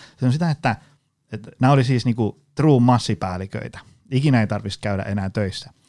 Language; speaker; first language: Finnish; native; Finnish